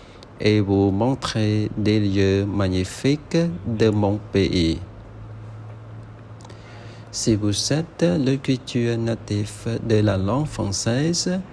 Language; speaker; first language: French; non-native, learner; Khmer